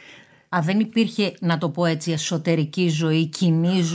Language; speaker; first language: Greek; native; Greek